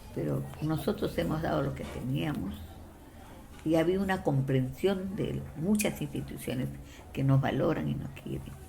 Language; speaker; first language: Spanish; non-native, local second language; Quechua